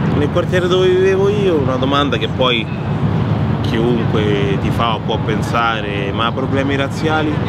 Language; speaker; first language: Italian; early bilingual, other home language; French